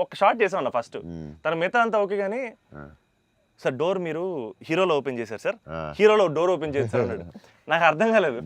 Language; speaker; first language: Telugu; native; Telugu